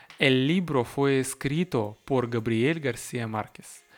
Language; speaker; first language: Spanish; non-native, learner; Russian